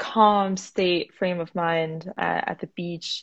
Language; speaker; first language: English; native; English